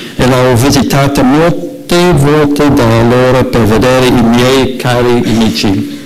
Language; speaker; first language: Italian; non-native, learner; English